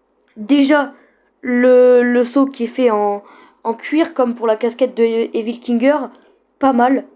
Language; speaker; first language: French; native; French